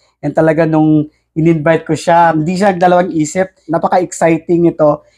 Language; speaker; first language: Filipino; non-native, local second language; Cebuano